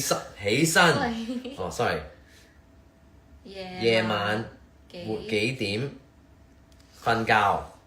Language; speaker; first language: Chinese; early bilingual, heritage; Cantonese